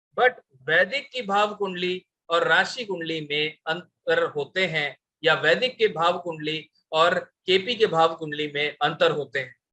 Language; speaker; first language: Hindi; non-native, local second language; Bangla